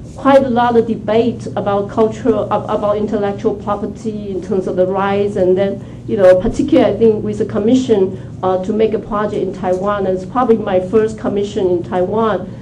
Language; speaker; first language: English; non-native, fluent; Chinese